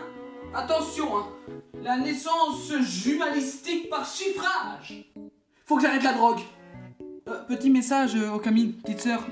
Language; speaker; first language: French; native; French